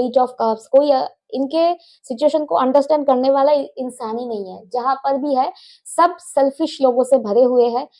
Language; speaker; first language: Hindi; non-native, local second language; Bangla